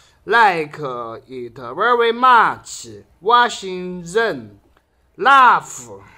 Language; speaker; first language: English; non-native, learner; Chinese